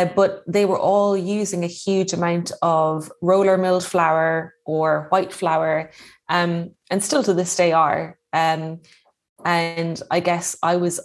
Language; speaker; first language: English; native; English